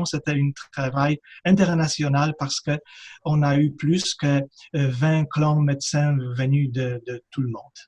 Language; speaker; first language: French; non-native, fluent; Polish